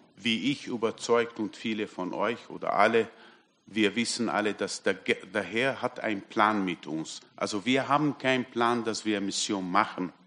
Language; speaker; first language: German; non-native, fluent; Armenian